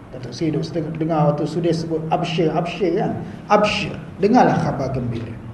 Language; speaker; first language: Malay; native; Malay